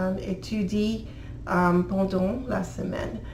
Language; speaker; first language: French; non-native, learner; English